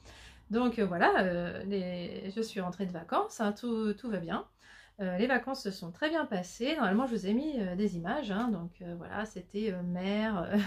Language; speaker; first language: French; native; French